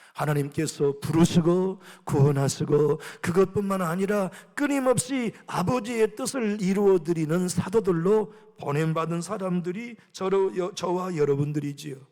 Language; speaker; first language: Korean; native; Korean